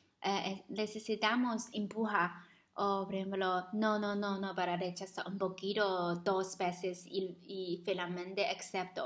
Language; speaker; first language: Spanish; non-native, learner; Chinese